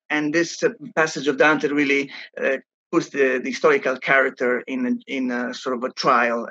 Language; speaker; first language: English; non-native, fluent; Italian